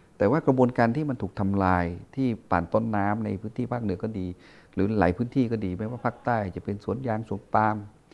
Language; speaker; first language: Thai; non-native, local second language; Karen languages